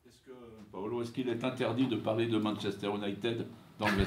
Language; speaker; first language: French; native; French